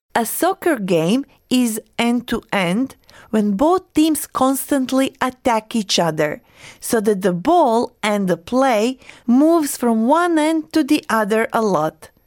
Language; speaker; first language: English; non-native, fluent; Croatian